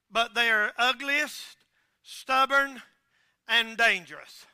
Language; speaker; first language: English; native; English